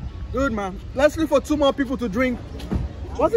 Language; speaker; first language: English; non-native, learner; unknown